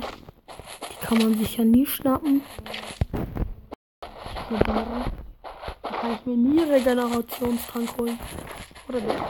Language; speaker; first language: German; early bilingual, other home language; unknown